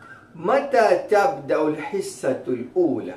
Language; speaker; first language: Arabic; non-native, fluent; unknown